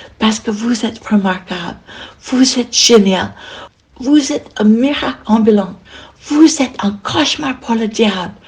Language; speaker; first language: French; non-native, fluent; English